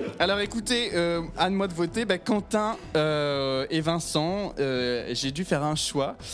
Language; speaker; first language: French; native; French